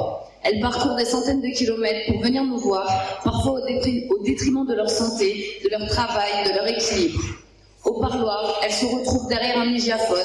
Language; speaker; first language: French; native; French